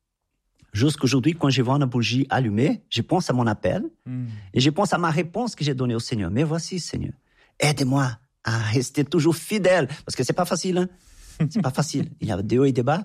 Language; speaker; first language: French; non-native, fluent; Portuguese